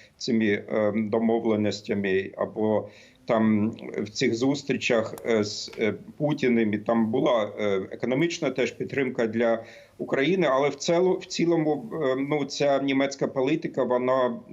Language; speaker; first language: Ukrainian; non-native, fluent; German